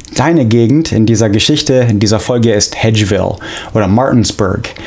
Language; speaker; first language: German; non-native, fluent; English